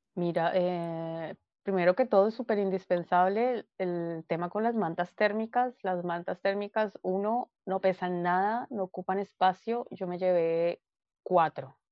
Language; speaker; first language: Spanish; native; Spanish